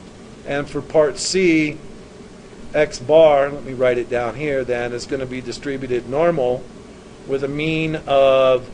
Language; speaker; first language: English; native; English